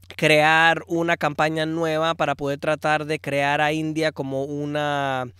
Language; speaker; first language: Spanish; early bilingual, heritage; Spanish